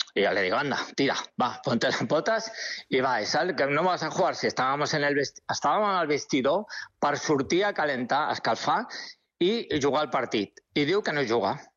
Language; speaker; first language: Spanish; native; Spanish